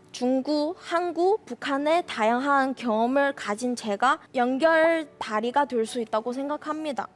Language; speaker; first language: Korean; non-native, fluent; Chinese